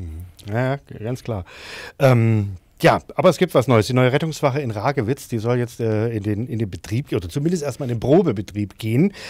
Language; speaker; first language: German; native; German